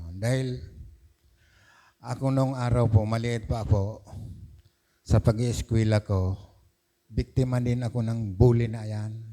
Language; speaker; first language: Filipino; non-native, local second language; Masbatenyo